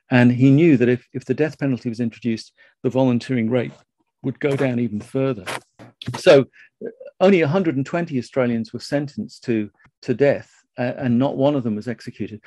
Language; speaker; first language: English; native; English